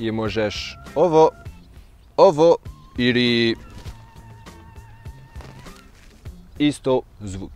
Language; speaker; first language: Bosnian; non-native, learner; French